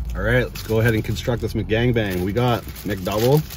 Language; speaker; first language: English; native; English